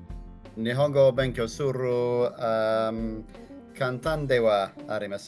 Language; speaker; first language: Japanese; non-native, learner; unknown